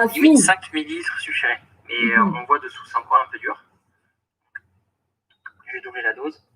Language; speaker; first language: French; native; French